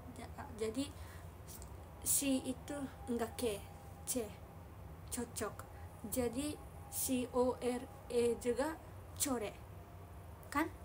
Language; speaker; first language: Indonesian; non-native, learner; Japanese